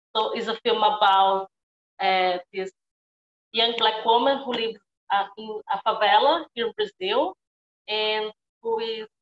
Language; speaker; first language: English; non-native, fluent; Portuguese